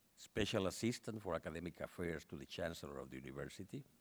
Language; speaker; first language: English; non-native, local second language; Spanish